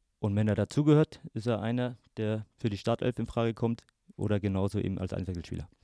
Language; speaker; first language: German; native; German